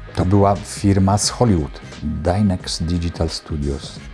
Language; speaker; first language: Polish; native; Polish